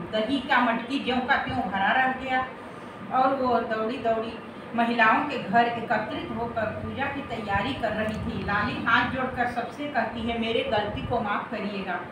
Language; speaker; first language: Hindi; native; Hindi